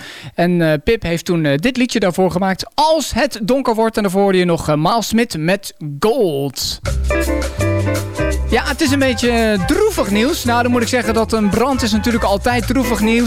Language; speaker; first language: Dutch; native; Dutch